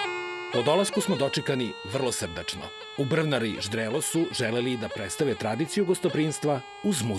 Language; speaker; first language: Serbian; native; Serbian